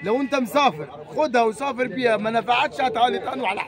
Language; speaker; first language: Arabic; native; Arabic